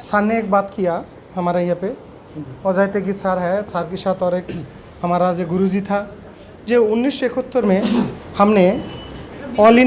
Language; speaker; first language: Hindi; non-native, local second language; Bangla